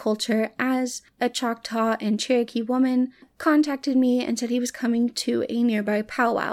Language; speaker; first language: English; native; English